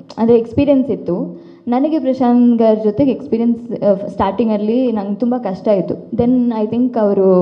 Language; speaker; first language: Kannada; non-native, local second language; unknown